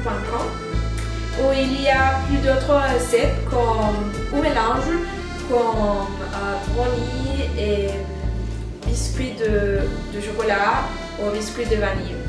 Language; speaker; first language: French; non-native, learner; Spanish